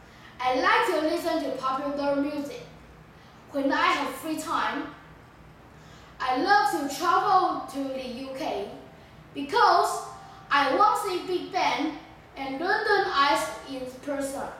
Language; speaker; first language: English; non-native, learner; Chinese